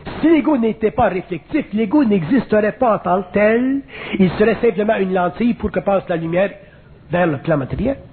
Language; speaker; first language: French; native; French